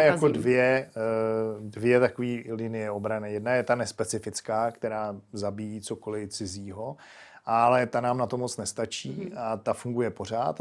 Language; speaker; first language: Czech; native; Czech